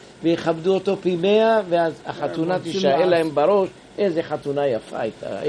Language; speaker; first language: Hebrew; non-native, fluent; Persian